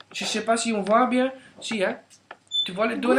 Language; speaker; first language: French; non-native, local second language; Dutch